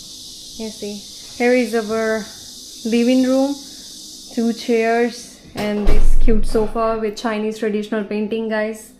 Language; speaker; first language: English; non-native, local second language; Hindi